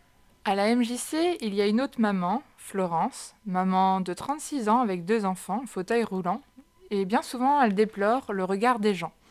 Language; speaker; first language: French; native; French